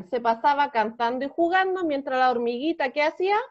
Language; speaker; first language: Spanish; native; Spanish